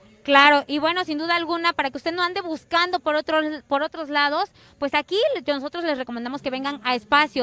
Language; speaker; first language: Spanish; native; Spanish